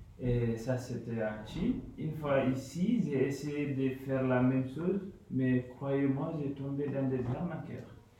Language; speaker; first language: French; non-native, local second language; Fula